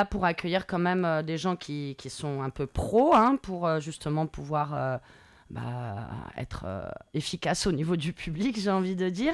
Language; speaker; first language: French; native; French